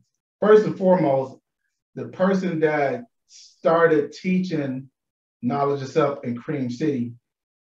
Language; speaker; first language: English; native; English